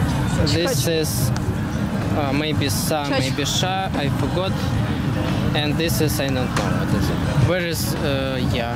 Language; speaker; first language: English; non-native, learner; Russian